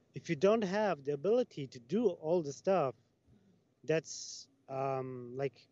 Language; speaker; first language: English; non-native, fluent; Italian